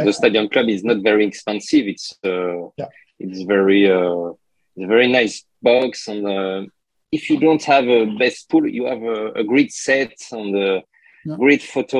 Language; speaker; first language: English; non-native, learner; French